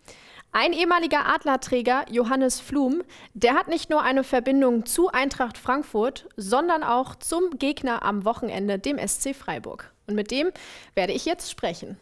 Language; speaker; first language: German; native; German